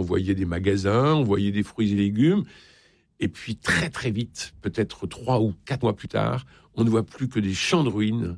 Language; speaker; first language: French; native; French